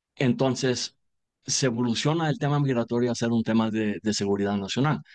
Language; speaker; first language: Spanish; non-native, fluent; English